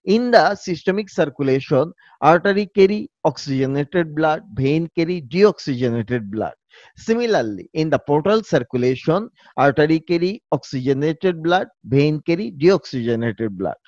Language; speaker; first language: English; non-native, local second language; Bangla